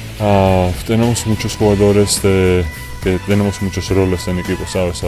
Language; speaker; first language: Spanish; non-native, fluent; Georgian